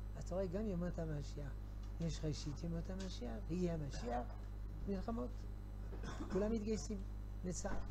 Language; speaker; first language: Hebrew; non-native, fluent; French